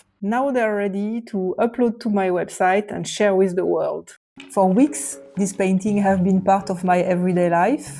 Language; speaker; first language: English; non-native, fluent; French